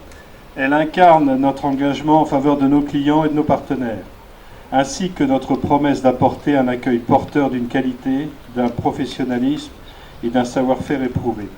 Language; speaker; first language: French; native; French